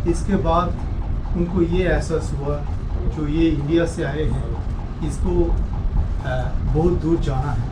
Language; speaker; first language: Hindi; non-native, local second language; Bangla